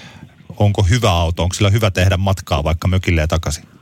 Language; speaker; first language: Finnish; native; Finnish